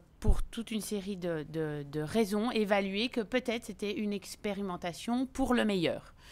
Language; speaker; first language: French; native; French